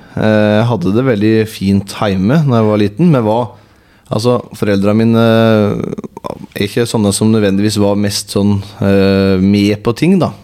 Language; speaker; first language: Norwegian; native; Norwegian